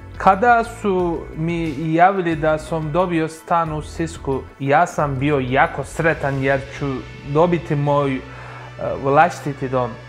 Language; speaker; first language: Croatian; non-native, learner; Turkish